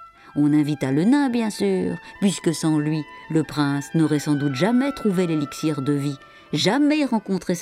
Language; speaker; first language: French; native; French